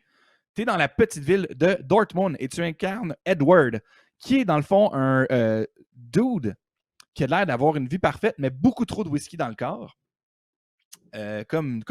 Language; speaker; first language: French; native; French